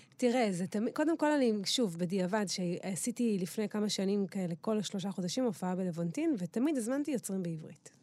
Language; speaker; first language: Hebrew; native; Hebrew